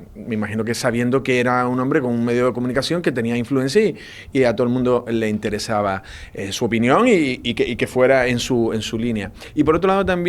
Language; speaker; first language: Spanish; native; Spanish